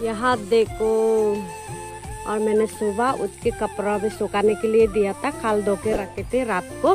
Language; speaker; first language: Hindi; non-native, local second language; Chakma